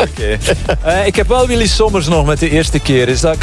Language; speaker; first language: Dutch; native; Dutch